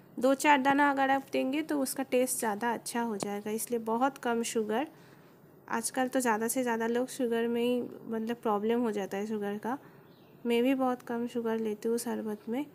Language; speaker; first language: Hindi; non-native, local second language; Bangla